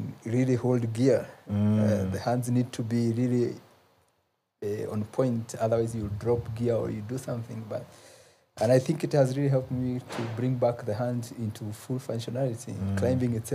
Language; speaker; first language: English; non-native, local second language; Kikuyu